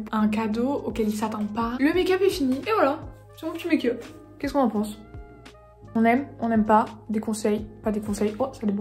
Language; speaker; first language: French; native; French